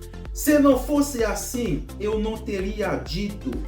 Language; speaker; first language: Portuguese; non-native, fluent; Haitian Creole